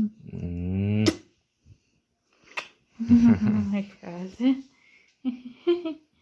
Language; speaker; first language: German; non-native, learner; Ukrainian